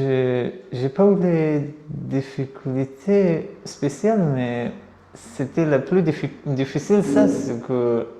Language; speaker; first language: French; non-native, learner; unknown